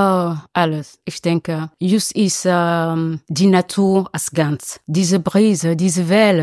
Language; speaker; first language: German; non-native, learner; French